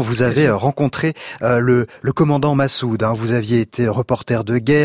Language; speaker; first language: French; native; French